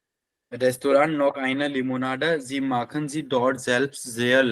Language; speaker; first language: German; non-native, fluent; Hindi